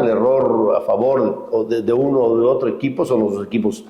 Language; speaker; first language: Spanish; native; Spanish